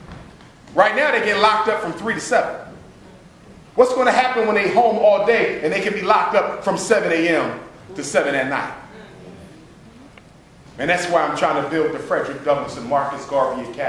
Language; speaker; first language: English; native; English